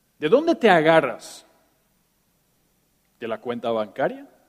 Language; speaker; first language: Spanish; non-native, local second language; German